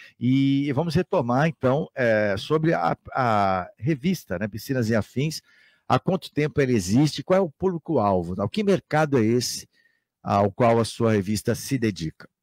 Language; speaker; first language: Portuguese; native; Portuguese